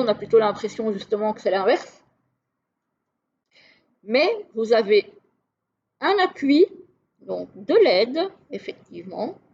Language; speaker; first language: French; native; French